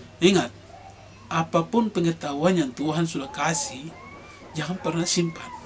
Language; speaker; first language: Indonesian; non-native, local second language; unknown